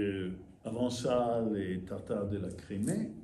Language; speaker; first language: French; non-native, fluent; English